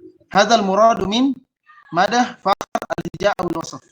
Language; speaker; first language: Arabic; non-native, fluent; Indonesian